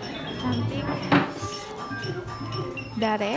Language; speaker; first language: Japanese; non-native, learner; Indonesian